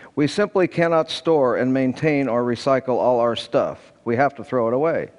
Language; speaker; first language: English; native; English